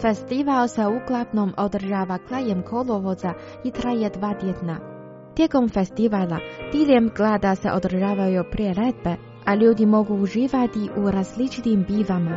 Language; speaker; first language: Croatian; non-native, fluent; Chinese